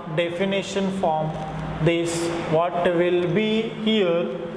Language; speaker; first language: English; non-native, local second language; Marathi